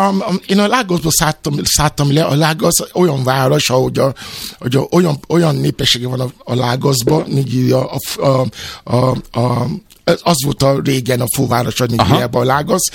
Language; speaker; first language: Hungarian; non-native, fluent; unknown